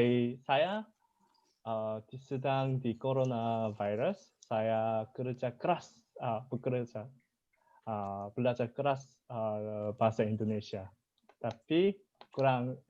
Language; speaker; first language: Indonesian; non-native, learner; Korean